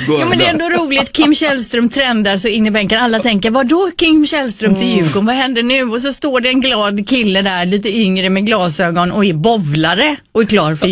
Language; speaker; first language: Swedish; native; Swedish